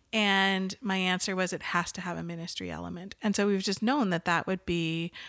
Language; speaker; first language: English; native; English